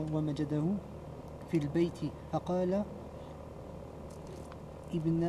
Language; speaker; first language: Arabic; non-native, learner; French